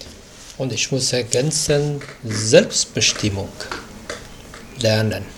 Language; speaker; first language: German; non-native, fluent; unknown